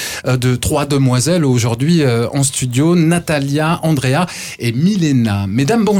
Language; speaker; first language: French; native; French